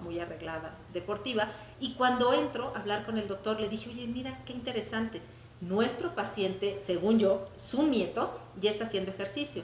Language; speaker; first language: Spanish; native; Spanish